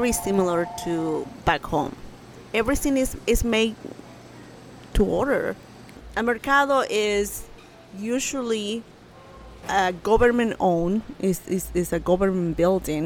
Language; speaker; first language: English; non-native, fluent; Spanish